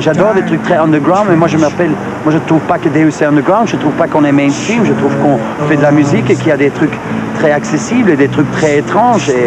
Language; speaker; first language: French; non-native, local second language; Dutch